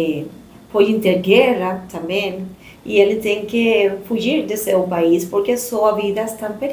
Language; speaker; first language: Portuguese; non-native, learner; Spanish